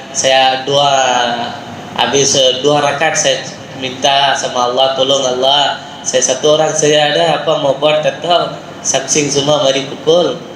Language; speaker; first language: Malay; non-native, local second language; Tamil